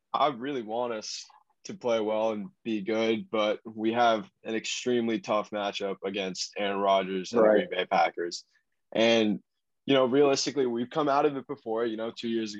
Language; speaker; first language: English; native; English